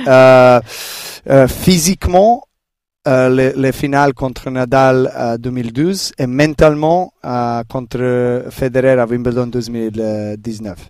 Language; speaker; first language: French; non-native, learner; Serbian